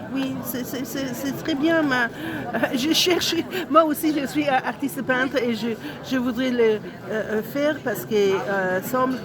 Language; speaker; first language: French; non-native, learner; Italian